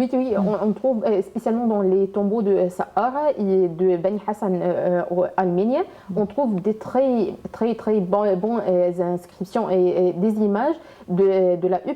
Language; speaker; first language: French; non-native, learner; Arabic